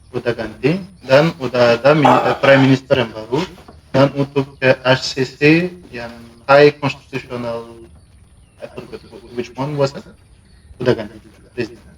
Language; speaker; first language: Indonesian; non-native, learner; Malagasy